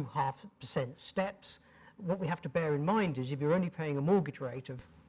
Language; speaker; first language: English; native; English